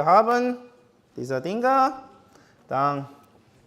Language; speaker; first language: German; non-native, learner; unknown